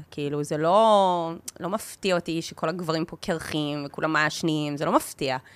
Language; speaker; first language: Hebrew; early bilingual, heritage; English